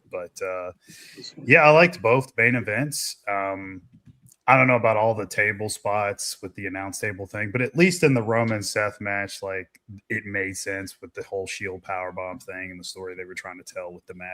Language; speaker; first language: English; native; English